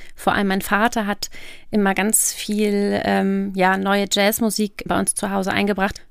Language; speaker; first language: German; native; German